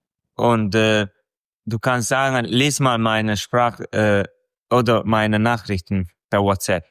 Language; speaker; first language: German; non-native, fluent; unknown